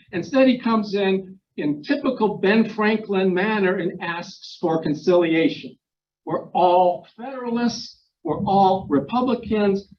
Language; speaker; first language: English; non-native, fluent; Ukrainian